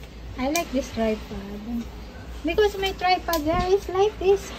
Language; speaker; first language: English; non-native, learner; Filipino